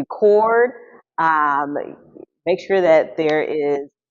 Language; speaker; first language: English; native; English